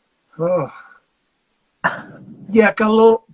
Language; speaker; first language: Indonesian; non-native, fluent; English